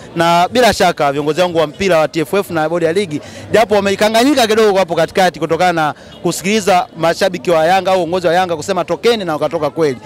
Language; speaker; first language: Swahili; native; Swahili